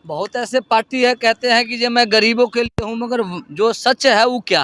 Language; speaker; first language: Hindi; native; Hindi